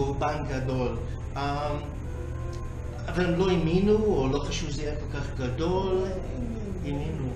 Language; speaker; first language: Hebrew; early bilingual, heritage; English